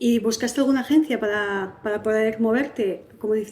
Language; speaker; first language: Spanish; native; Spanish